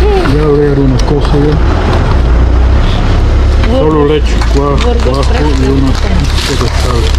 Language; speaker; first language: Spanish; non-native, learner; Filipino